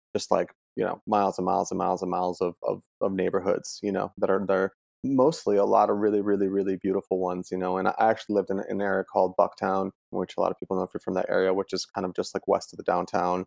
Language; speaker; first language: English; early bilingual, other home language; Italian